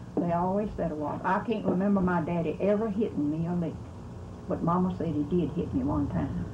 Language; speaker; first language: English; native; English